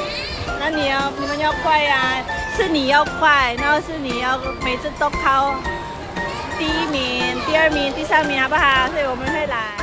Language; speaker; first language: Chinese; non-native, fluent; Filipino